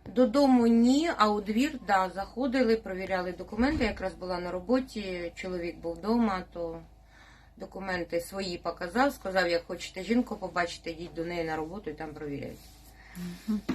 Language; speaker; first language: Ukrainian; non-native, fluent; Russian